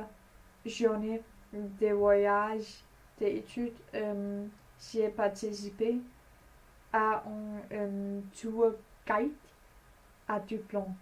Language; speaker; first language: French; non-native, learner; Danish